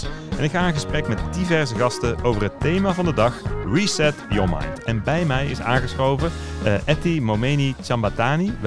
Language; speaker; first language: Dutch; native; Dutch